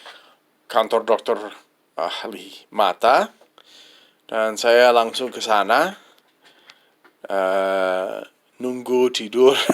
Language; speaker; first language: Indonesian; non-native, fluent; English